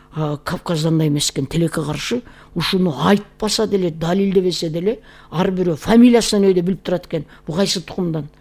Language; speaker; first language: Kyrgyz; native; Kyrgyz